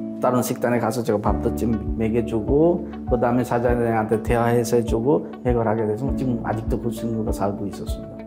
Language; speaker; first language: Korean; non-native, fluent; Bangla